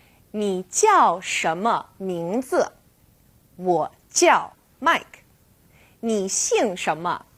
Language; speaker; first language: Chinese; non-native, fluent; English